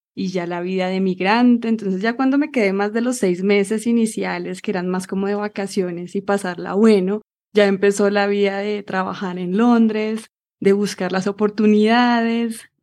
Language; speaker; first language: Spanish; native; Spanish